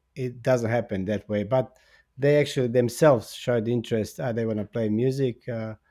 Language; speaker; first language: English; non-native, fluent; Bosnian